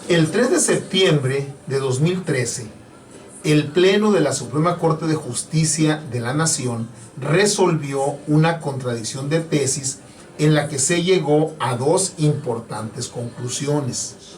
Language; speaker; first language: Spanish; native; Spanish